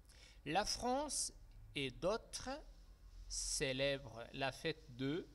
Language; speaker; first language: French; non-native, fluent; Arabic